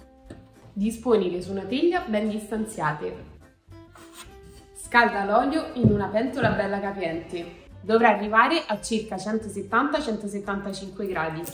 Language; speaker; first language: Italian; native; Italian